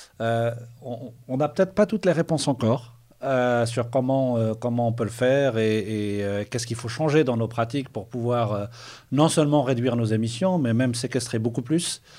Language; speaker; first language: French; non-native, local second language; Arabic